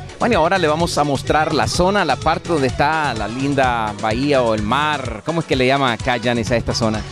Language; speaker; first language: Spanish; native; Spanish